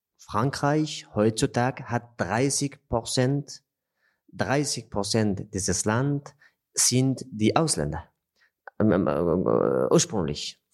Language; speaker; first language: German; non-native, fluent; Persian